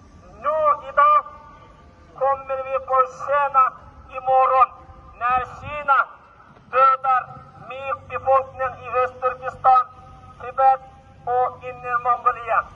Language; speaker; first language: Swedish; non-native, learner; Uyghur